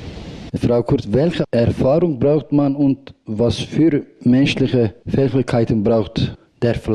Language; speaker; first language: German; non-native, learner; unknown